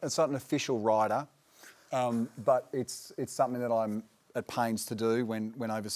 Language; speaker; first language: English; native; English